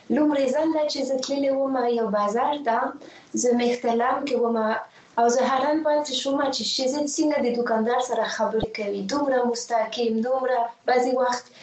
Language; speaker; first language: Pashto; non-native, fluent; French